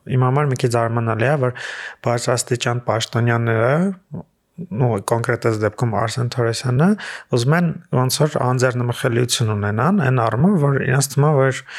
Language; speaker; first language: Armenian; native; Armenian